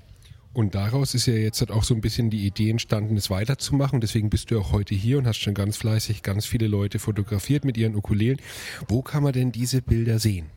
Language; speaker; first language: German; native; German